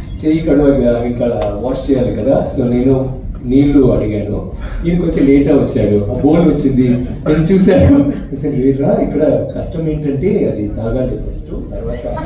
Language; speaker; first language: Telugu; non-native, learner; Tamil